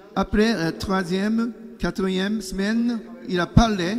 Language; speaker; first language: French; non-native, learner; Japanese